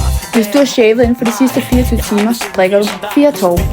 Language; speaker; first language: Danish; native; Danish